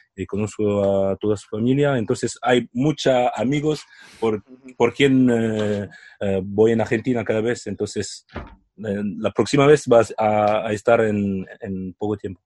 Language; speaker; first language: Spanish; non-native, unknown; French